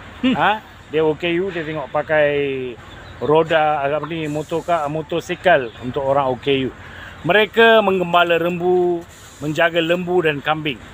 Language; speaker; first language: Malay; non-native, local second language; Tamil